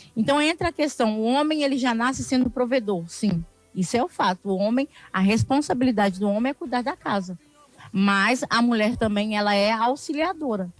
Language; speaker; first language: Portuguese; native; Portuguese